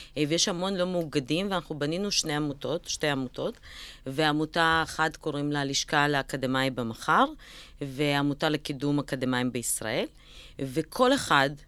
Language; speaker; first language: Hebrew; early bilingual, other home language; Russian